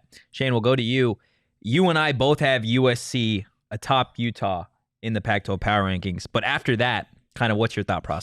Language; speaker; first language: English; native; English